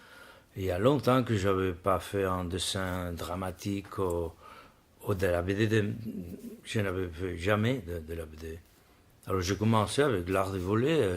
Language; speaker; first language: French; non-native, learner; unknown